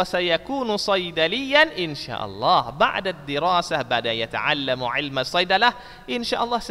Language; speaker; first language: Arabic; non-native, fluent; Indonesian